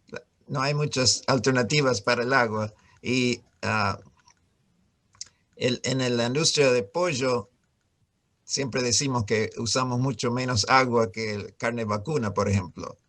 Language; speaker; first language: Spanish; non-native, fluent; English